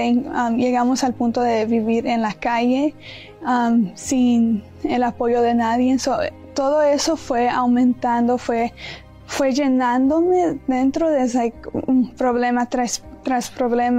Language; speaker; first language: Spanish; early bilingual, heritage; Spanish